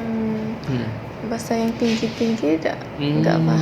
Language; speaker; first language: Indonesian; non-native, learner; Malay